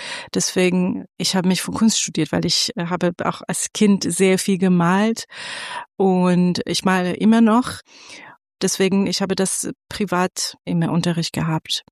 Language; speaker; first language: German; non-native, fluent; Persian